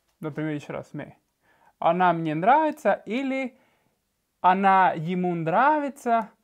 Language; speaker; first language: Russian; non-native, fluent; Spanish